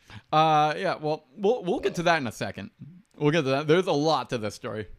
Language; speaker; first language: English; native; English